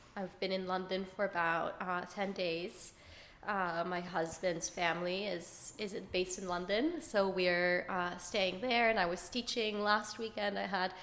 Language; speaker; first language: English; early bilingual, other home language; Hebrew